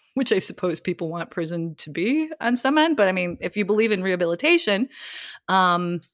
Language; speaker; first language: English; native; English